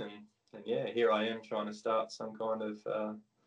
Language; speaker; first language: English; native; English